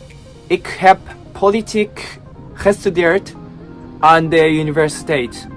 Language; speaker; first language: Dutch; non-native, learner; Japanese